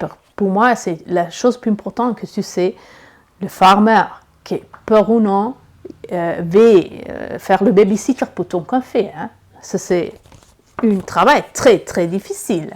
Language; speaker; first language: French; non-native, learner; Italian